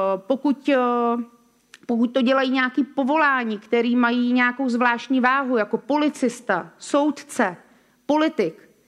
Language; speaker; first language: Czech; native; Czech